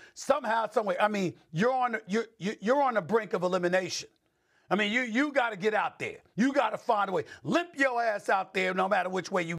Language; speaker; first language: English; native; English